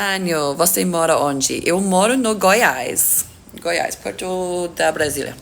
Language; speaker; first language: Portuguese; non-native, learner; English